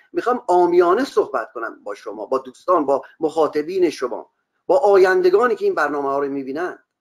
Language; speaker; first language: Persian; non-native, local second language; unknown